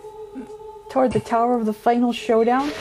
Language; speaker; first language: English; native; English